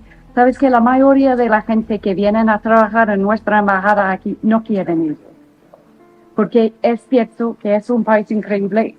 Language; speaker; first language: Spanish; non-native, fluent; English